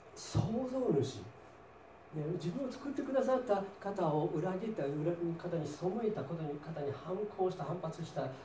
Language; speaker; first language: Japanese; native; Japanese